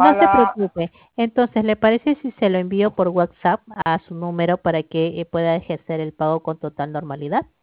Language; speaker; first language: Spanish; native; Spanish